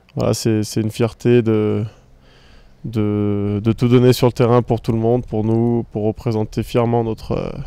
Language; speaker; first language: French; native; French